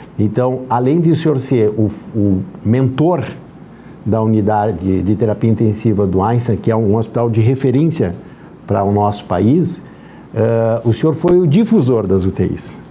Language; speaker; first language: Portuguese; native; Portuguese